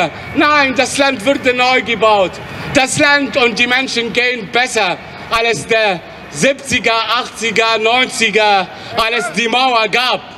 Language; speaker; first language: German; non-native, fluent; Arabic